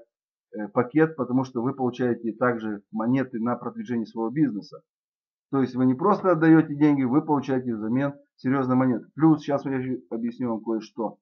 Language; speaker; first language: Russian; native; Russian